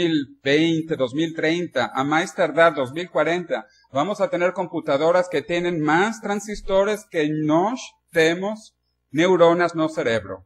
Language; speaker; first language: Spanish; non-native, learner; Portuguese